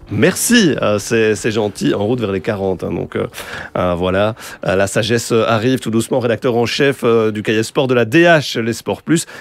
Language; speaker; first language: French; native; French